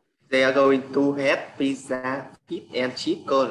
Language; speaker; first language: English; non-native, learner; Vietnamese